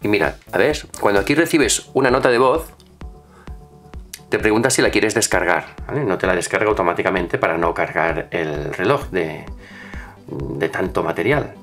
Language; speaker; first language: Spanish; native; Spanish